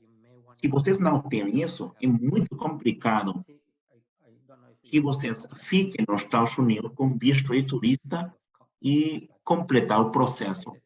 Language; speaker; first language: Portuguese; non-native, fluent; Spanish